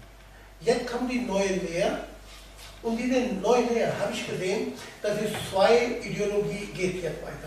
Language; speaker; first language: German; non-native, learner; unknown